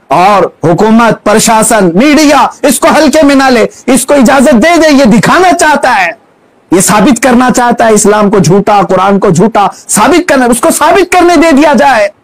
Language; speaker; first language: Hindi; native; Hindi